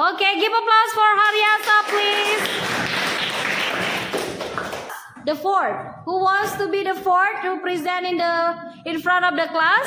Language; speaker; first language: English; non-native, fluent; Indonesian